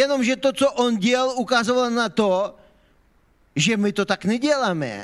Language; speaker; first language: Czech; non-native, fluent; Ukrainian